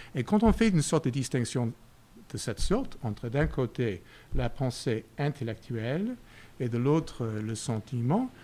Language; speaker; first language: French; non-native, fluent; English